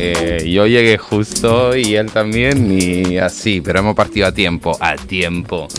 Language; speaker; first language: Spanish; non-native, fluent; Italian